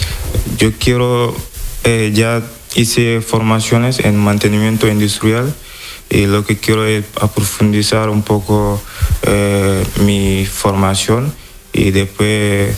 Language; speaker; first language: Spanish; non-native, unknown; Wolof